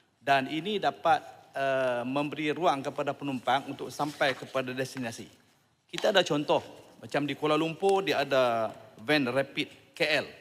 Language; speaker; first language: Malay; native; Malay